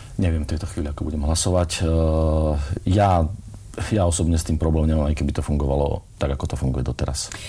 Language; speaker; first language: Slovak; native; Slovak